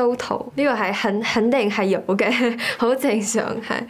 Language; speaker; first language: Cantonese; early bilingual, heritage; Cantonese